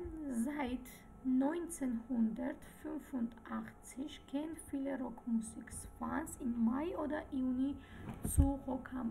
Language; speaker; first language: German; non-native, fluent; Georgian